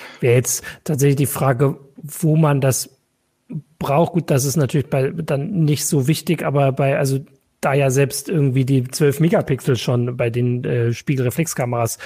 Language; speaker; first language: German; native; German